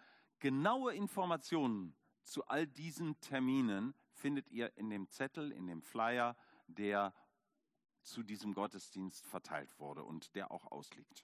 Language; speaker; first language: German; native; German